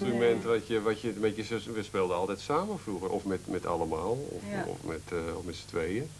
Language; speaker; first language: Dutch; native; Dutch